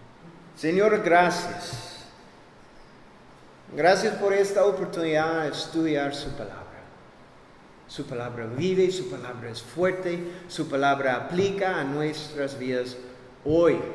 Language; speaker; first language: Spanish; non-native, fluent; English